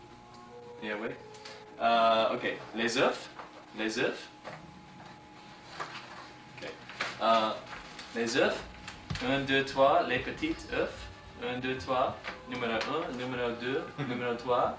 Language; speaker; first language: French; non-native, learner; English